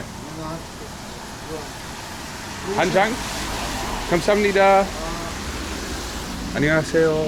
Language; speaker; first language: Korean; non-native, learner; English